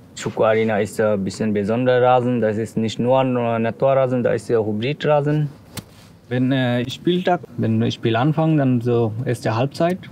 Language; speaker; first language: German; non-native, learner; Bangla